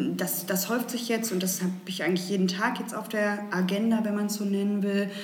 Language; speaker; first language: German; native; German